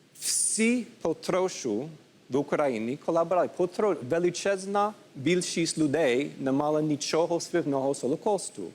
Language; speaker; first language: Ukrainian; non-native, learner; English